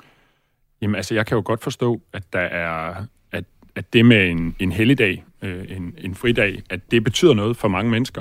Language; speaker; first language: Danish; native; Danish